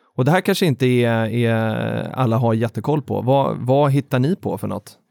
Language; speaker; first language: Swedish; native; Swedish